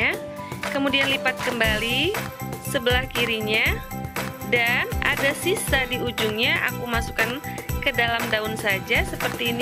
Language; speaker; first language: Indonesian; native; Indonesian